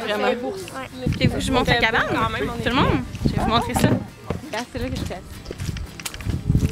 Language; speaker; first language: French; native; French